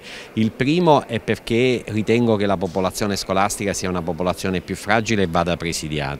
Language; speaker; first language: Italian; native; Italian